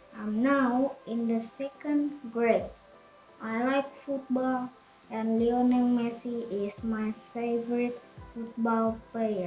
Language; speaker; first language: English; non-native, learner; Indonesian